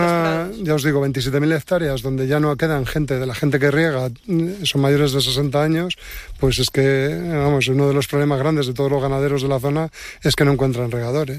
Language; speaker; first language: Spanish; native; Spanish